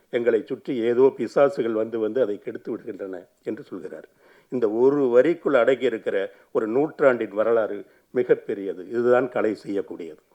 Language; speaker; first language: Tamil; native; Tamil